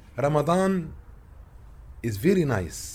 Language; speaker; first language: English; non-native, learner; Arabic